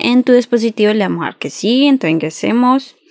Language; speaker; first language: Spanish; native; Spanish